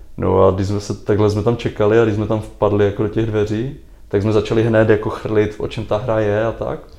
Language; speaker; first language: Czech; native; Czech